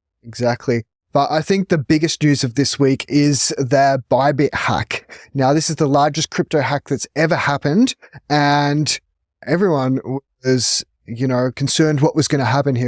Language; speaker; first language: English; native; English